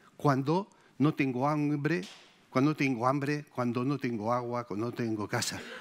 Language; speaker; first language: Spanish; native; Spanish